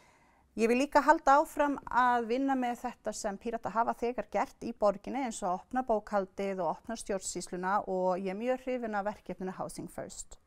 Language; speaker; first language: Icelandic; non-native, fluent; Swedish